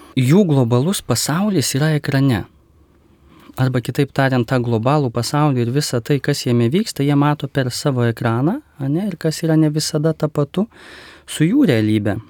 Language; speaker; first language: Lithuanian; native; Lithuanian